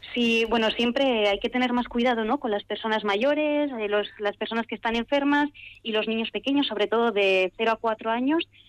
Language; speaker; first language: Spanish; native; Spanish